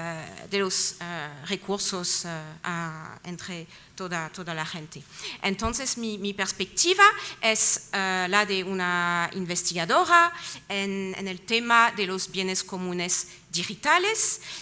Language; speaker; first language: Spanish; non-native, fluent; French